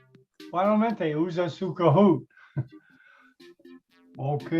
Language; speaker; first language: Spanish; non-native, learner; English